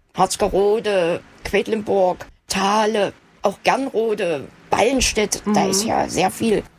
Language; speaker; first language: German; native; German